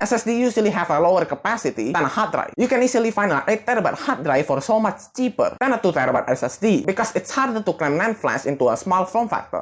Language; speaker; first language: English; non-native, fluent; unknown